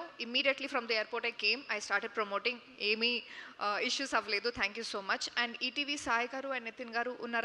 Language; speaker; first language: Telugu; non-native, local second language; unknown